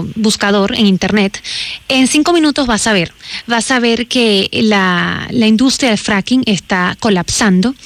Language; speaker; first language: Spanish; native; Spanish